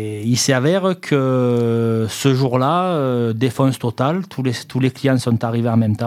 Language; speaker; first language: French; native; French